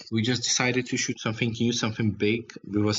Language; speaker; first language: English; non-native, learner; Russian